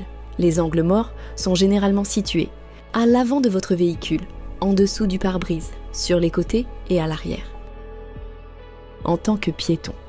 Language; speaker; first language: French; native; French